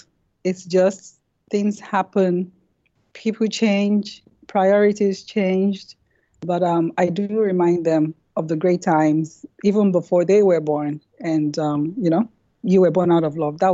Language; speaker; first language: English; non-native, local second language; Yoruba